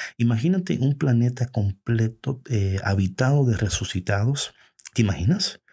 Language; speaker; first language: Spanish; early bilingual, heritage; Spanish